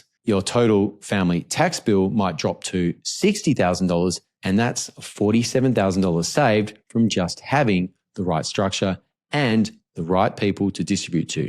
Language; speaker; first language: English; native; English